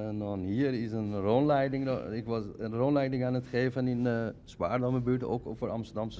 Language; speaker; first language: Dutch; non-native, fluent; Persian